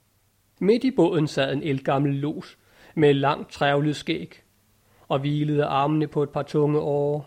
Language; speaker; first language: Danish; native; Danish